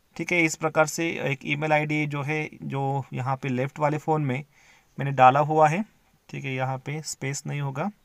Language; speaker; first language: Hindi; non-native, local second language; Marathi